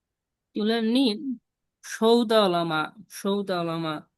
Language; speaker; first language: Chinese; non-native, fluent; Bangla